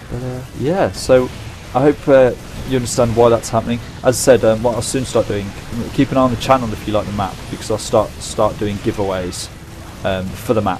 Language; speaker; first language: English; native; English